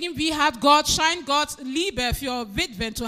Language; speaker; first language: German; non-native, fluent; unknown